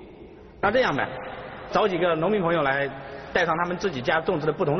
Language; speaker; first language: Chinese; native; Chinese